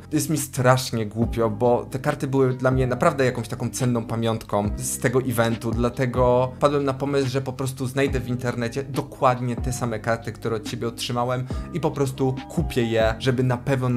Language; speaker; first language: Polish; native; Polish